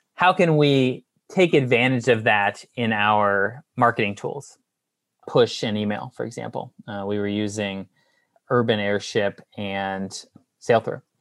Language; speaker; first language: English; native; English